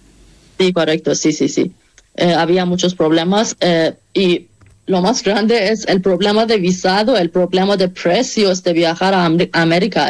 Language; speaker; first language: Spanish; non-native, fluent; Persian